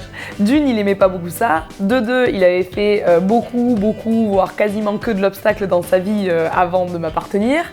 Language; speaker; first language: French; native; French